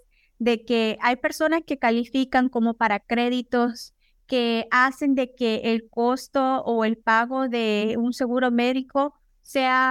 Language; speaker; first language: Spanish; native; Spanish